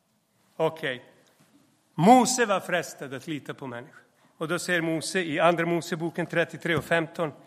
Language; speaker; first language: Swedish; non-native, fluent; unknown